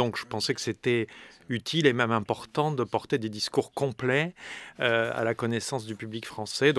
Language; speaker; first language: French; native; French